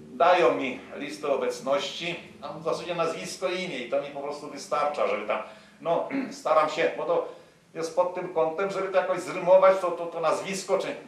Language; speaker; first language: Polish; native; Polish